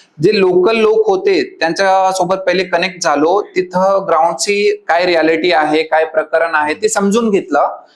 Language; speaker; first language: Marathi; non-native, local second language; Hindi